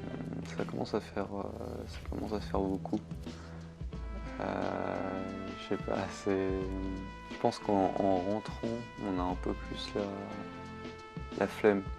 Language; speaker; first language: French; native; French